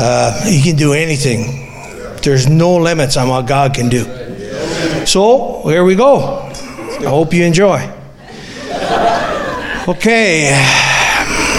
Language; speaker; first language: English; native; English